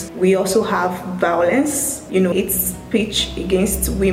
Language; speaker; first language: English; non-native, local second language; Yoruba